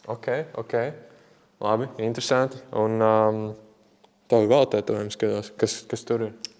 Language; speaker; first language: Latvian; native; Latvian